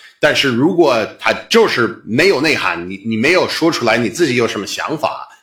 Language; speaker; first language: Chinese; non-native, fluent; English